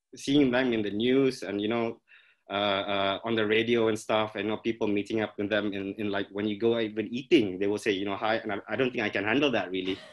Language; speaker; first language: English; non-native, local second language; Malay